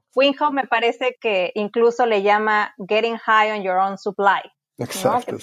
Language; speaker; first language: Spanish; native; Spanish